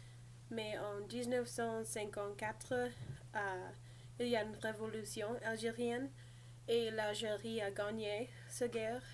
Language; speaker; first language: French; non-native, learner; English